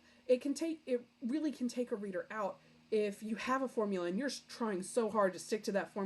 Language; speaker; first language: English; native; English